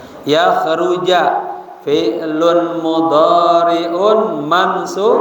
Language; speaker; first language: Arabic; non-native, fluent; Indonesian